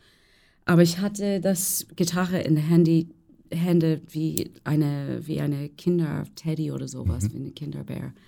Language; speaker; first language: German; non-native, fluent; English